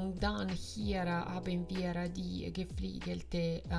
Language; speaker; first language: German; non-native, fluent; Italian